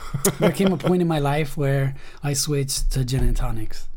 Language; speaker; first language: English; early bilingual, other home language; Spanish